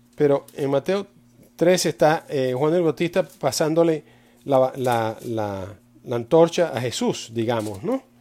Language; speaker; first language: Spanish; non-native, fluent; English